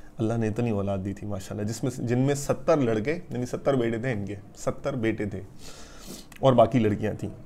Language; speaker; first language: Urdu; native; Urdu